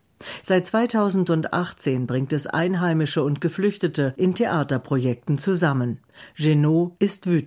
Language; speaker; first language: German; native; German